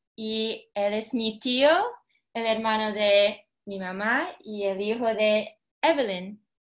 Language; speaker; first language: Spanish; early bilingual, heritage; Spanish